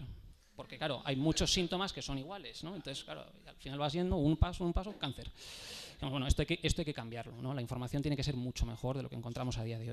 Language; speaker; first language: Spanish; native; Spanish